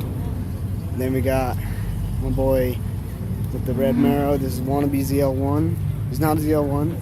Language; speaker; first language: English; native; English